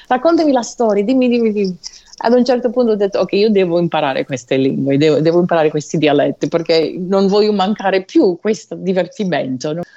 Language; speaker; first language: Italian; non-native, fluent; English